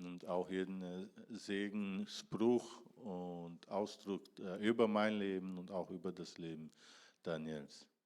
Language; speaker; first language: German; non-native, fluent; Portuguese